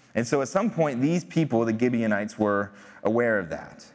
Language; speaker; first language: English; native; English